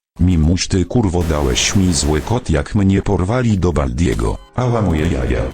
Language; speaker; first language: Polish; native; Polish